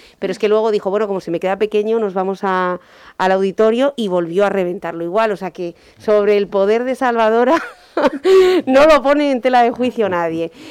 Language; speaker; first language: Spanish; native; Spanish